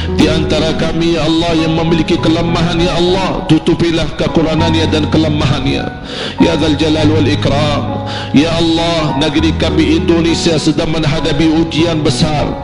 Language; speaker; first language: Malay; non-native, fluent; Arabic